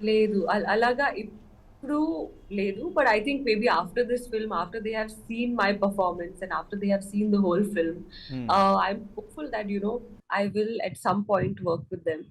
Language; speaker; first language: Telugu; non-native, learner; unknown